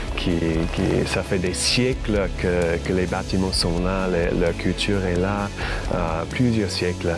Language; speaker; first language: French; non-native, fluent; English